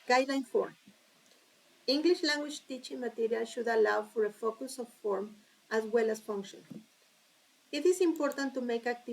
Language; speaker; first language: English; non-native, fluent; Spanish